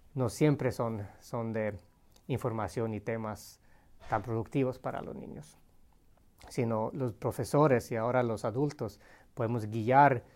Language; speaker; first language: Spanish; non-native, fluent; Swedish